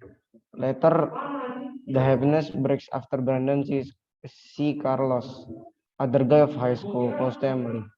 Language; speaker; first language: English; non-native, learner; Indonesian